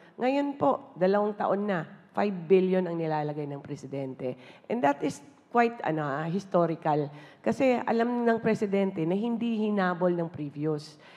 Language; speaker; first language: Filipino; non-native, local second language; Hiligaynon